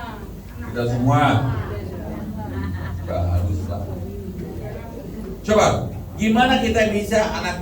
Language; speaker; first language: Indonesian; non-native, learner; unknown